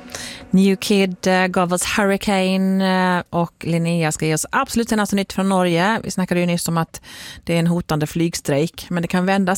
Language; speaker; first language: Swedish; native; Swedish